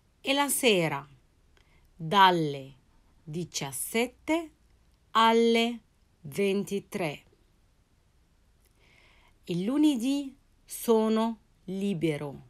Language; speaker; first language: Italian; non-native, fluent; Arabic